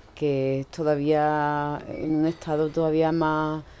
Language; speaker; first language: Spanish; native; Spanish